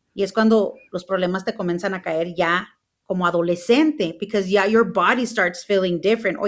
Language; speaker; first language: Spanish; early bilingual, heritage; Spanish